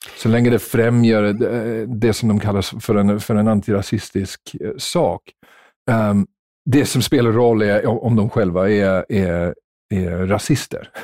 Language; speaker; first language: Swedish; non-native, fluent; English